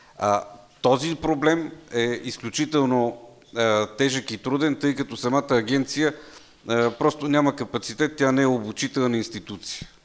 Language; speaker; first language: Bulgarian; native; Bulgarian